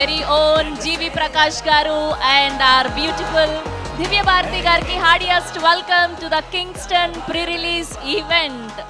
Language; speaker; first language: Telugu; native; Telugu